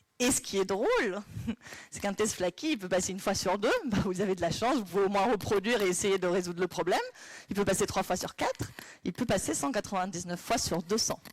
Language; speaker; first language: French; non-native, fluent; Spanish